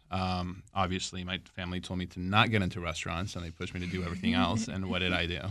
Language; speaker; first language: English; early bilingual, other home language; Spanish